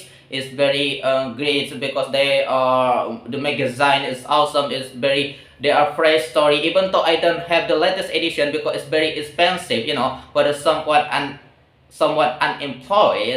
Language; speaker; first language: English; non-native, learner; Indonesian